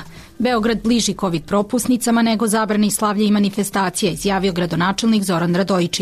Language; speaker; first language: Serbian; native; Serbian